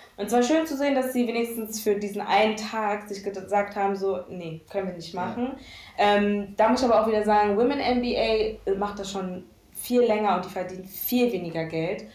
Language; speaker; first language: German; early bilingual, other home language; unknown